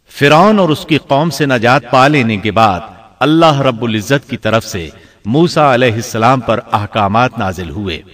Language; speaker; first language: Urdu; native; Urdu